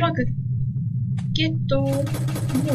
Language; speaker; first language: Japanese; native; Japanese